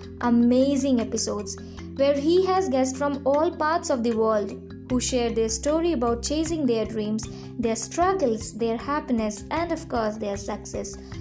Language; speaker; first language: English; non-native, local second language; Bangla